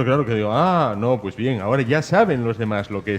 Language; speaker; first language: Spanish; native; Spanish